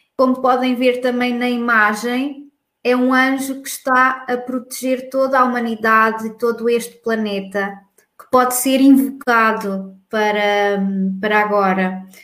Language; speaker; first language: Portuguese; native; Portuguese